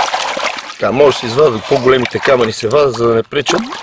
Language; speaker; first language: Bulgarian; native; Bulgarian